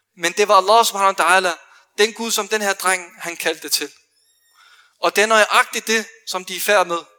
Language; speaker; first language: Danish; early bilingual, other home language; Arabic